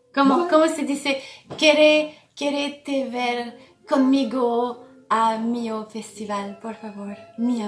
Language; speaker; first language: Spanish; non-native, learner; French